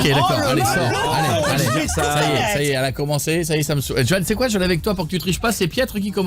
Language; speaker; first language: French; native; French